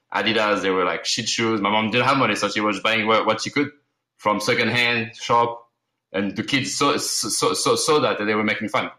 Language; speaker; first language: English; early bilingual, other home language; Arabic